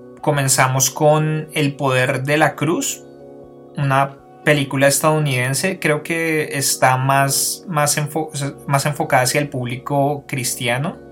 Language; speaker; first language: Spanish; native; Spanish